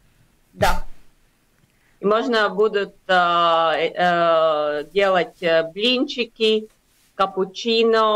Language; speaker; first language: Russian; non-native, local second language; Latvian